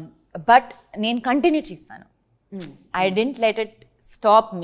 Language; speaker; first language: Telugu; non-native, learner; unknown